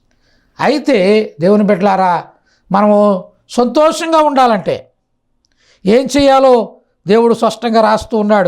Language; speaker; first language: Telugu; native; Telugu